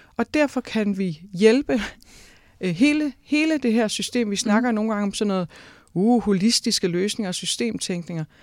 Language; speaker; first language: Danish; native; Danish